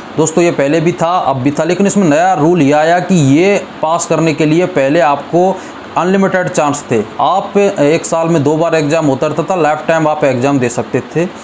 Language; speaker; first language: Hindi; native; Hindi